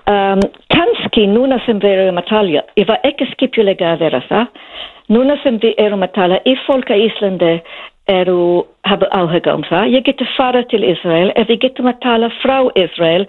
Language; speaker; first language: Icelandic; non-native, learner; English